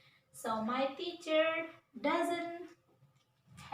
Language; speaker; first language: English; non-native, learner; Indonesian